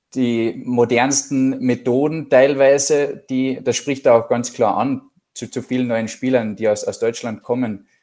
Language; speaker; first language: German; native; German